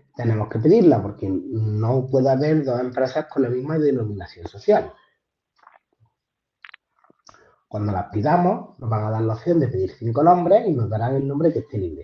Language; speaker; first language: Spanish; native; Spanish